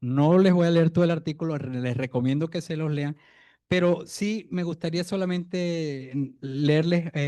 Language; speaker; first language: Spanish; native; Spanish